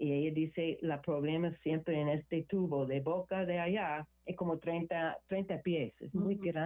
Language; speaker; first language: Spanish; non-native, learner; English